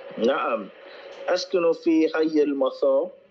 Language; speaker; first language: Arabic; non-native, learner; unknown